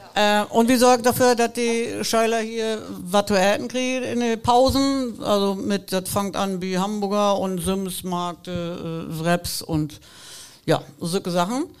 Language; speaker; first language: German; native; German